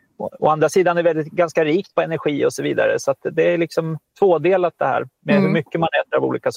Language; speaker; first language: Swedish; native; Swedish